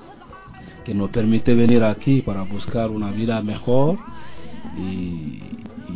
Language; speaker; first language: Spanish; non-native, learner; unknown